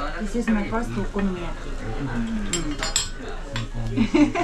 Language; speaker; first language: English; non-native, learner; Korean